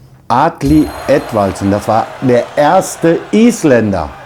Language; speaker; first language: German; native; German